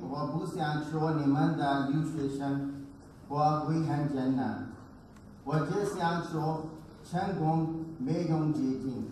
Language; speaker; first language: Chinese; non-native, learner; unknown